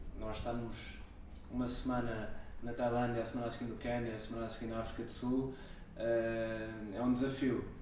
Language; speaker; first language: Portuguese; native; Portuguese